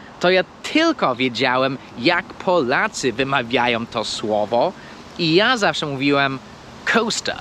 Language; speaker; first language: Polish; non-native, fluent; English